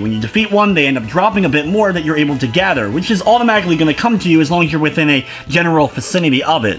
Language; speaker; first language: English; native; English